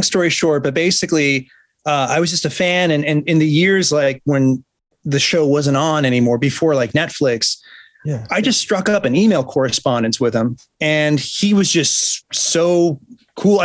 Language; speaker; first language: English; native; English